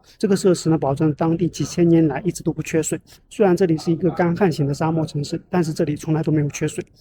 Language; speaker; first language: Chinese; native; Chinese